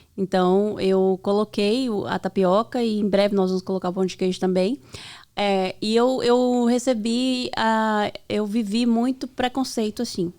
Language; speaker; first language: Portuguese; native; Portuguese